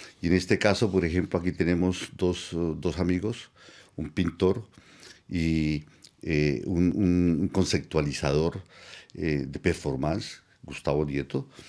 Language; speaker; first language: Spanish; native; Spanish